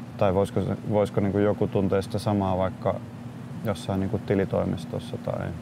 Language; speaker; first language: Finnish; native; Finnish